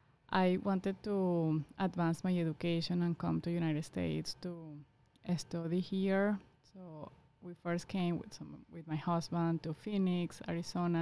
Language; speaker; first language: English; non-native, fluent; Spanish